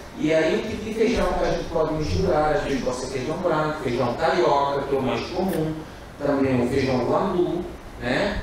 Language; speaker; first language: Portuguese; non-native, local second language; Kabuverdianu